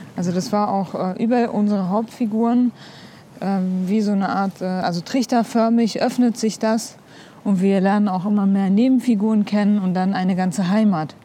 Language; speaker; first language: German; early bilingual, other home language; Kurdish